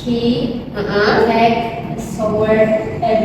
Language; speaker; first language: English; non-native, learner; Indonesian